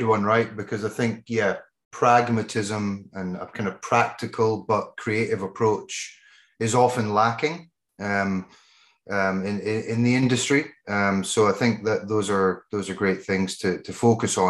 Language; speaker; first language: English; native; English